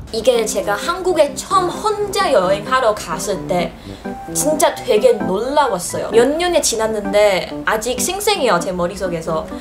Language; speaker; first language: Korean; non-native, fluent; Chinese